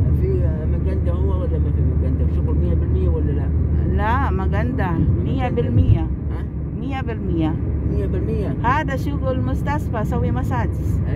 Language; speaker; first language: Arabic; non-native, learner; Filipino